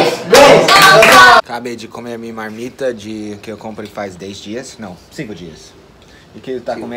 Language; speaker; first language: Portuguese; non-native, fluent; English